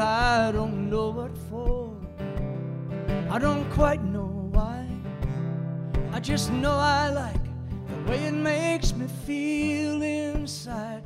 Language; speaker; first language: English; native; English